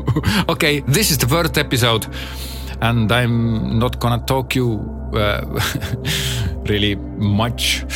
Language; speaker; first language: English; non-native, learner; Estonian